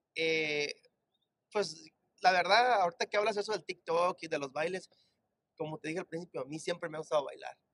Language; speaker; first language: Spanish; native; Spanish